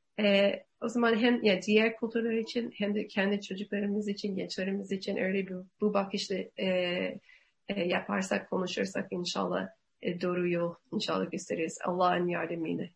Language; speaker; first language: Turkish; non-native, learner; English